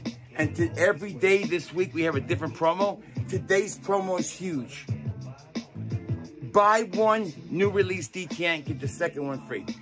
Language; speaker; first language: English; native; English